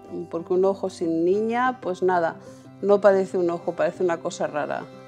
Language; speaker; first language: Spanish; native; Spanish